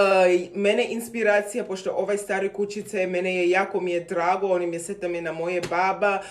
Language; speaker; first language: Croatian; non-native, fluent; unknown